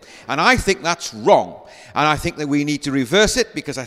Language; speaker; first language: English; native; English